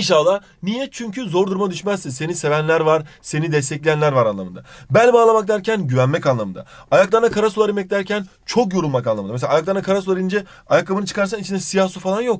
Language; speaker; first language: Turkish; native; Turkish